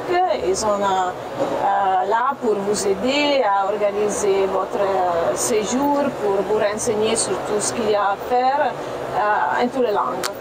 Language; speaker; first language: French; non-native, fluent; Italian